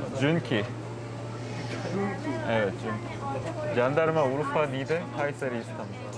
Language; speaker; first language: Turkish; non-native, fluent; Korean